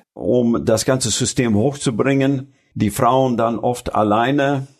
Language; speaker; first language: German; early bilingual, other home language; Russian